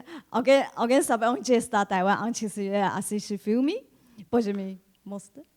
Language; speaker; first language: Portuguese; non-native, learner; Chinese